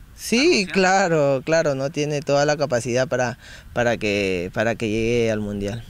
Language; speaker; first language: Spanish; native; Spanish